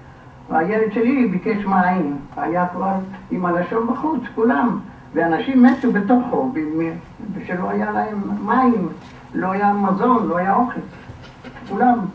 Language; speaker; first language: Hebrew; non-native, fluent; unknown